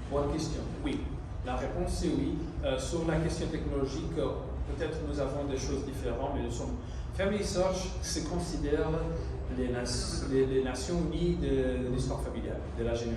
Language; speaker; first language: French; non-native, fluent; Italian